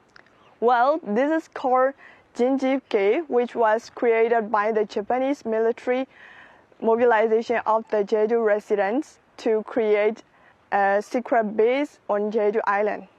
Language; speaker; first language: English; non-native, fluent; Burmese